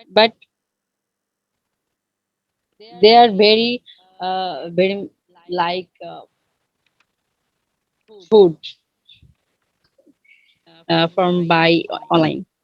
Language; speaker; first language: English; non-native, learner; Bangla